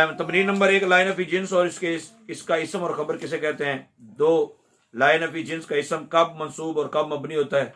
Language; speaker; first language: Urdu; non-native, local second language; Punjabi